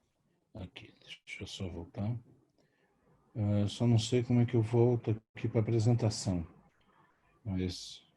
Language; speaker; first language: Portuguese; native; Portuguese